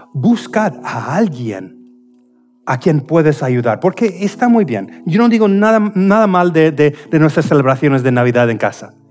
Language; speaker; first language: Spanish; non-native, fluent; English